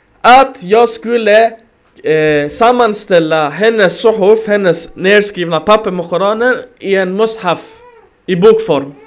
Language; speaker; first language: Swedish; early bilingual, other home language; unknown